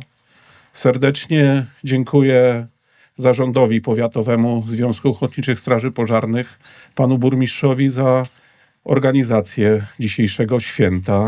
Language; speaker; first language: Polish; native; Polish